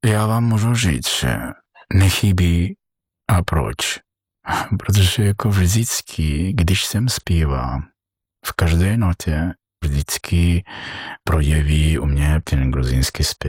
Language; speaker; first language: Czech; non-native, learner; Georgian